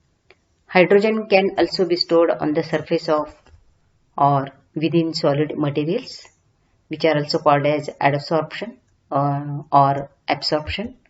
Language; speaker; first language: English; non-native, local second language; Marathi